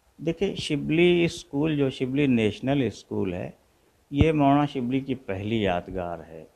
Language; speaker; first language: Urdu; native; Urdu